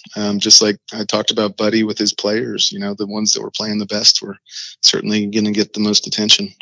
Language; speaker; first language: English; native; English